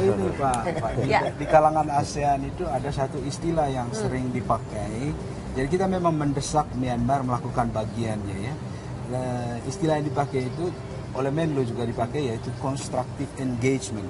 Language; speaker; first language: Indonesian; native; Indonesian